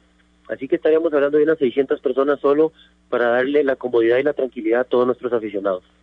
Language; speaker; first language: Spanish; native; Spanish